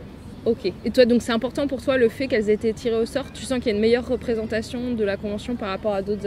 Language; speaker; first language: French; native; French